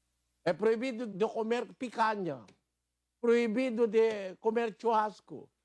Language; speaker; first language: Portuguese; non-native, learner; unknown